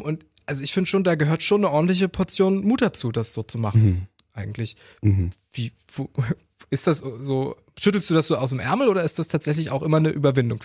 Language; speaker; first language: German; native; German